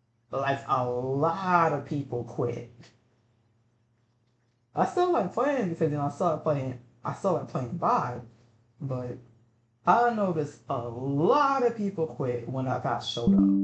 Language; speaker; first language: English; native; English